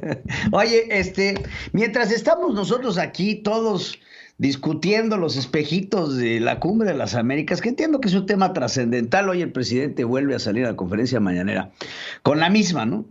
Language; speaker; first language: Spanish; native; Spanish